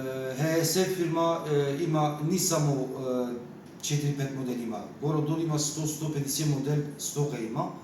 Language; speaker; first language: Bulgarian; non-native, learner; Turkish